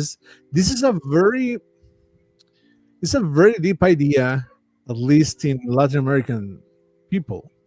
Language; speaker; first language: English; non-native, fluent; Spanish